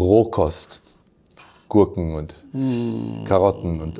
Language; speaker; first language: German; native; German